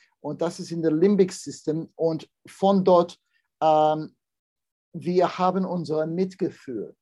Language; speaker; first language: German; non-native, learner; English